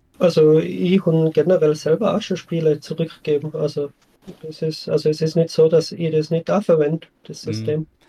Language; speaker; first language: German; native; German